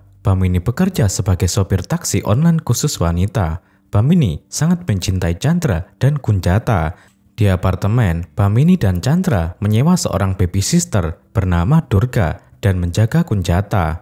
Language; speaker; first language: Indonesian; native; Indonesian